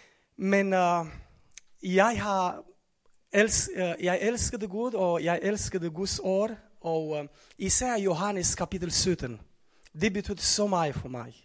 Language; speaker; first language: Norwegian; non-native, fluent; Romanian